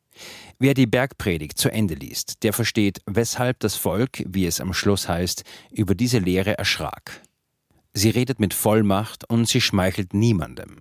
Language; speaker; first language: German; native; German